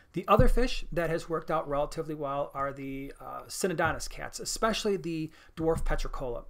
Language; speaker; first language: English; native; English